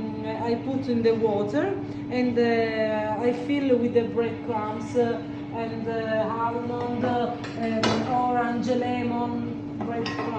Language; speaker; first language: English; non-native, learner; Italian